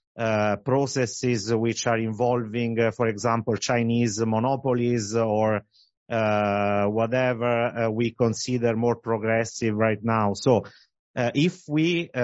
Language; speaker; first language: English; non-native, fluent; Italian